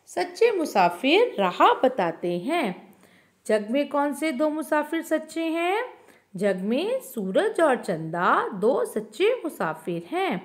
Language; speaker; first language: Hindi; non-native, local second language; Kannada